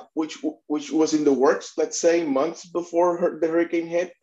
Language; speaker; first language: English; non-native, fluent; Spanish